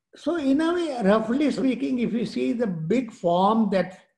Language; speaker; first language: English; non-native, local second language; Gujarati